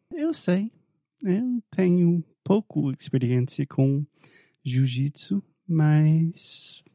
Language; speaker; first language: Portuguese; non-native, fluent; English